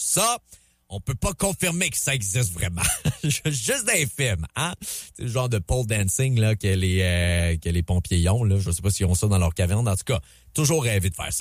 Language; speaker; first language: French; native; French